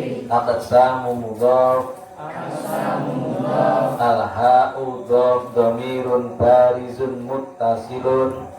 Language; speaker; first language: Arabic; non-native, fluent; Javanese